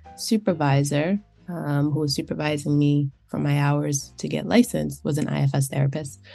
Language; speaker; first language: English; native; English